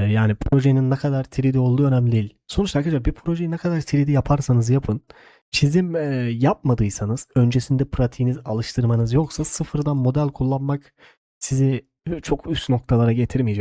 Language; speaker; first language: Turkish; native; Turkish